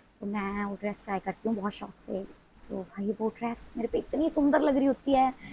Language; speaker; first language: Hindi; non-native, local second language; Punjabi